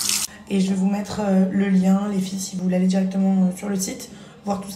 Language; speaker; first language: French; native; French